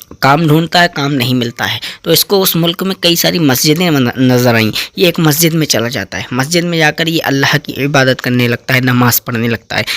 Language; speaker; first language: Urdu; native; Urdu